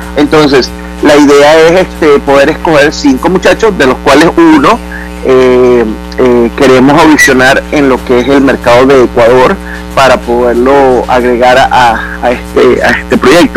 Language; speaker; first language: Spanish; native; Spanish